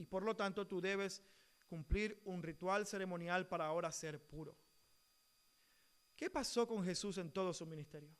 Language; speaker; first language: Spanish; native; Spanish